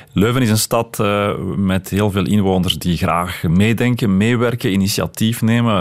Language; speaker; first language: Dutch; early bilingual, other home language; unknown